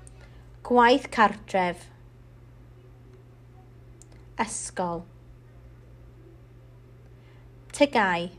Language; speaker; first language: Welsh; non-native, local second language; English